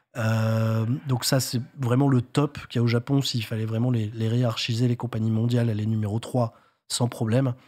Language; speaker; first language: French; native; French